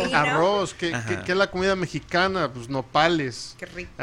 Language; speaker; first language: Spanish; early bilingual, heritage; Spanish